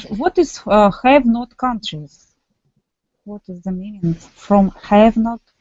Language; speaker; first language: English; non-native, learner; Russian